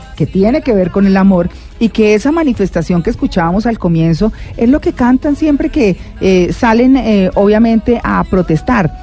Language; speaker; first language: Spanish; native; Spanish